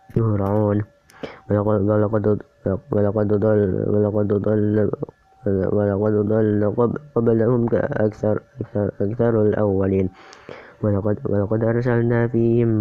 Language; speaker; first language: Arabic; non-native, learner; Indonesian